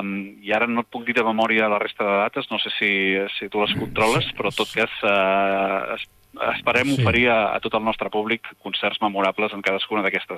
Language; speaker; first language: Catalan; native; Catalan